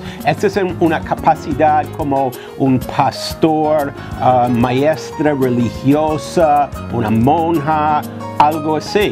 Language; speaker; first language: Spanish; non-native, fluent; English